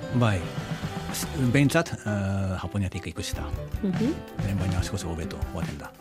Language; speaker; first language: Basque; non-native, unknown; Japanese